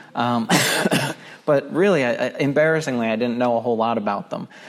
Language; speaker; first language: English; native; English